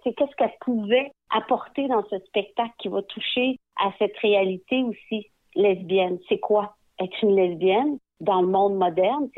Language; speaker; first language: French; native; French